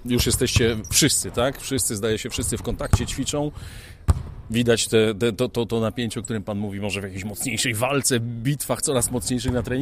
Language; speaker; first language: Polish; native; Polish